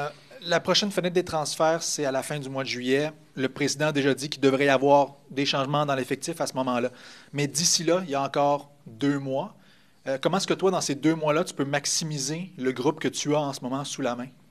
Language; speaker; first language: French; native; French